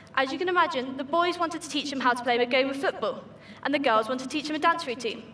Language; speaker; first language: English; native; English